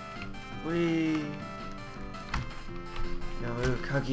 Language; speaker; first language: Japanese; non-native, learner; English